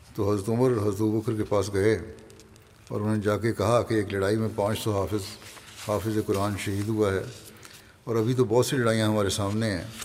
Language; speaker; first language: Urdu; native; Urdu